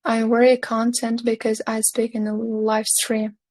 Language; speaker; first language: English; non-native, fluent; Uzbek